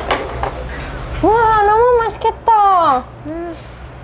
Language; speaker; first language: Korean; non-native, fluent; Italian